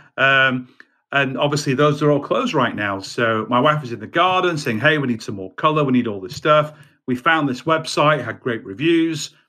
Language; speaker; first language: English; native; English